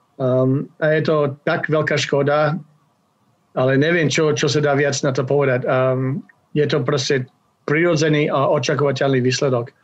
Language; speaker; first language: Slovak; non-native, fluent; English